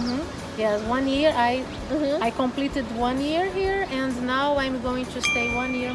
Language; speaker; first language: English; non-native, learner; Portuguese